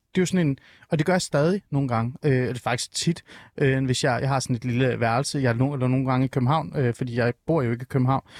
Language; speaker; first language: Danish; early bilingual, other home language; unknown